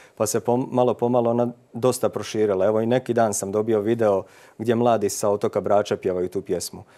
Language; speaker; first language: Croatian; native; Croatian